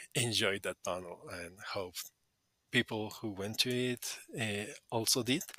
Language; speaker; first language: English; non-native, fluent; Spanish